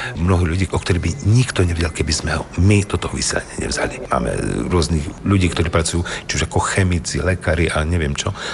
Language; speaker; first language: Slovak; non-native, local second language; Romany